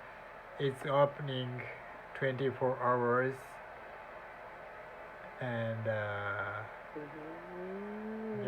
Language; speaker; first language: English; non-native, learner; Japanese